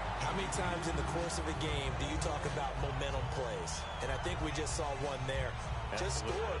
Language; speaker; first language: English; native; English